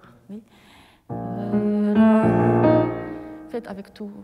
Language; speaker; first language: French; non-native, fluent; Japanese